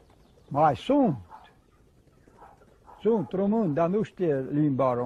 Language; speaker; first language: Romanian; non-native, local second language; Hungarian